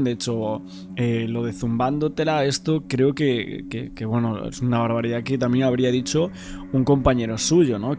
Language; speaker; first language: Spanish; native; Spanish